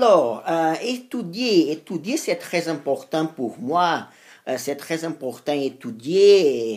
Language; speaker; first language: French; non-native, learner; Spanish